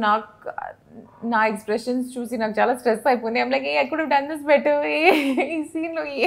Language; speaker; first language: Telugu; non-native, learner; Kannada